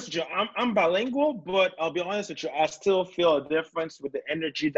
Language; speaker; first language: English; non-native, fluent; French